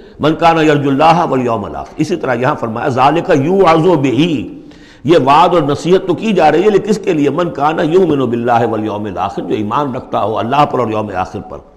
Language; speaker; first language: Urdu; native; Urdu